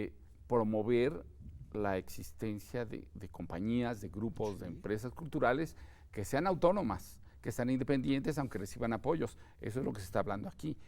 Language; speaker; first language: Spanish; native; Spanish